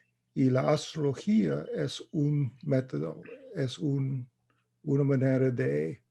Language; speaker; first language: Spanish; non-native, fluent; English